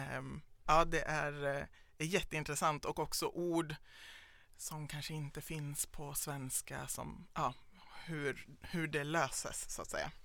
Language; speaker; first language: Swedish; native; Swedish